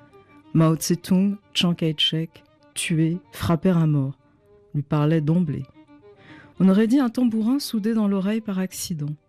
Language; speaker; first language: French; native; French